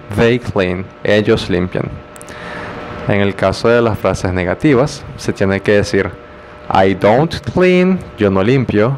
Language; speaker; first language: Spanish; native; Spanish